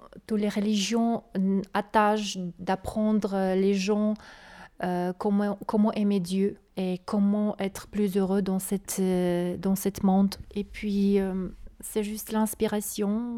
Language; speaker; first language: French; non-native, learner; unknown